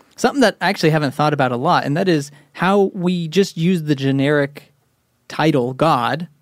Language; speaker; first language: English; native; English